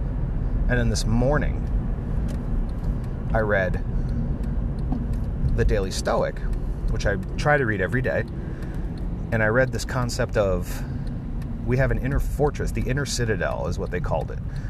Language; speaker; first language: English; native; English